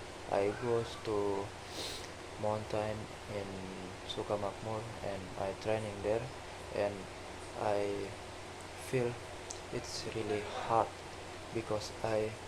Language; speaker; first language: English; non-native, learner; Indonesian